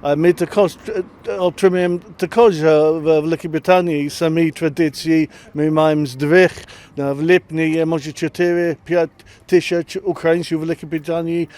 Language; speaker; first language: Ukrainian; early bilingual, heritage; Ukrainian